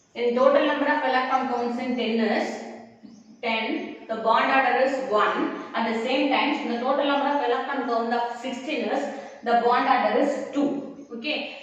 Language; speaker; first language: English; non-native, local second language; Tamil